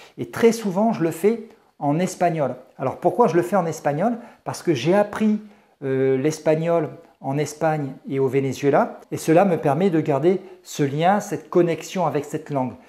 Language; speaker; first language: French; native; French